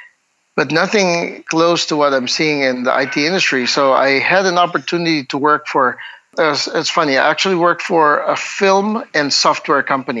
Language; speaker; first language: English; non-native, local second language; Hiligaynon